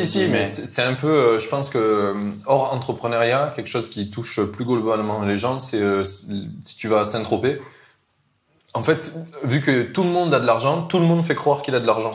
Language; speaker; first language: French; native; French